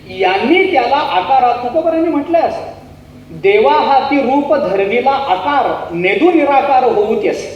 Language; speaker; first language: Marathi; native; Marathi